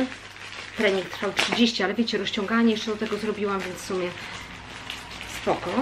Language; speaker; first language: Polish; native; Polish